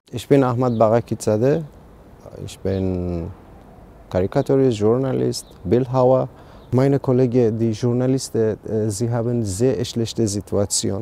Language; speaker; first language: German; non-native, learner; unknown